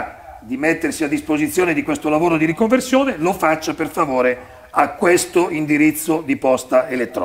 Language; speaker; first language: Italian; native; Italian